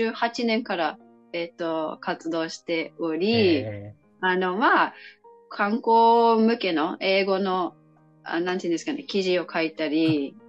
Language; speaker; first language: Japanese; non-native, fluent; English